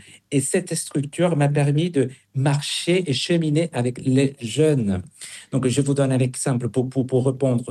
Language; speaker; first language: French; non-native, fluent; Spanish